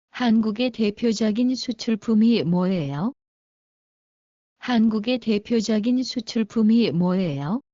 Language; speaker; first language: Korean; non-native, learner; Bangla